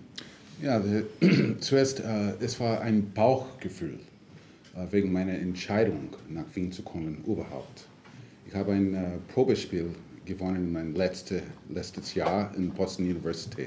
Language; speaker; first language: German; non-native, fluent; English